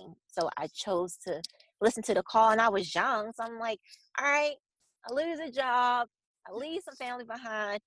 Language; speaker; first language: English; native; English